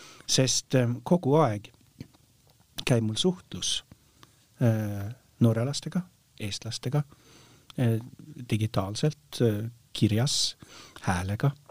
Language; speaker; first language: Estonian; non-native, fluent; Norwegian